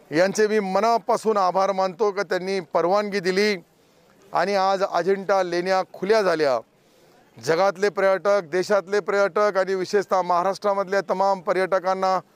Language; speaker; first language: Marathi; non-native, local second language; Urdu